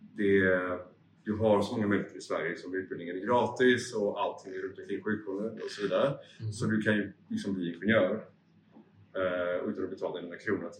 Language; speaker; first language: Swedish; early bilingual, other home language; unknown